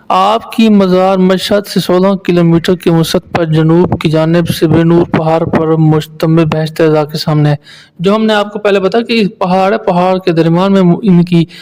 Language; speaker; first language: Urdu; native; Urdu